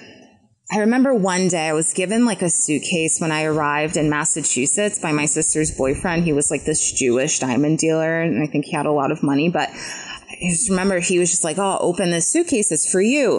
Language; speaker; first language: English; early bilingual, other home language; Polish